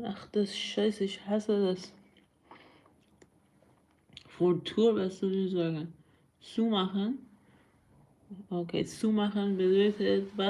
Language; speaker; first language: German; non-native, learner; Persian